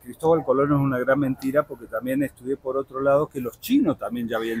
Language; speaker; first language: Spanish; native; Spanish